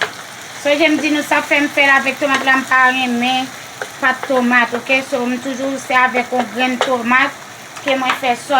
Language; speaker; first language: French; non-native, learner; Haitian Creole